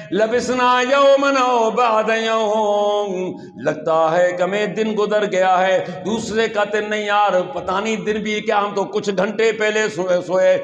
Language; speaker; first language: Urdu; non-native, local second language; Sindhi